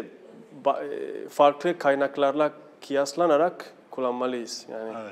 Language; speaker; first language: Turkish; non-native, fluent; Spanish